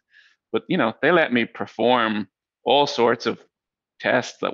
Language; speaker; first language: English; native; English